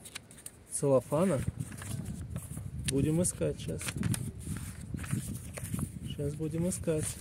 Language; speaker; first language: Russian; native; Russian